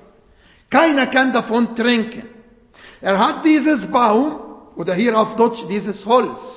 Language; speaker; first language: German; non-native, fluent; Arabic